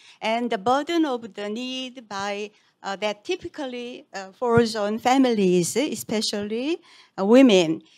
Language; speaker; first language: English; non-native, fluent; Korean